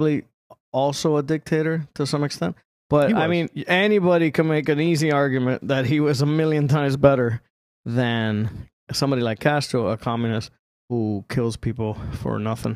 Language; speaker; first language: English; native; English